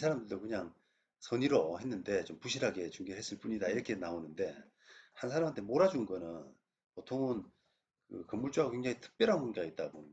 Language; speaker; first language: Korean; native; Korean